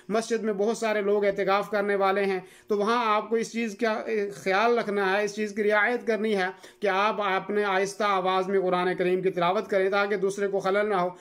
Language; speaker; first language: Urdu; non-native, local second language; Gujari